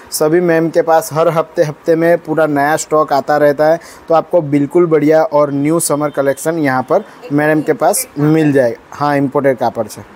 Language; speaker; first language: Hindi; non-native, local second language; Gujarati